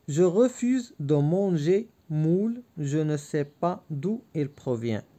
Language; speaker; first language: French; non-native, local second language; Arabic